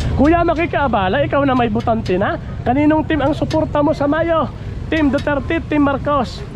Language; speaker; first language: Filipino; native; Filipino